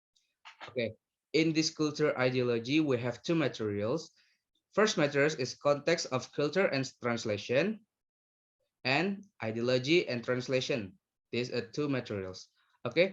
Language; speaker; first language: English; non-native, learner; Indonesian